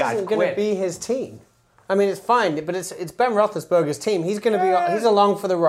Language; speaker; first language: English; native; English